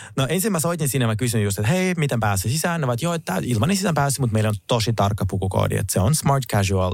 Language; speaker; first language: Finnish; early bilingual, other home language; Russian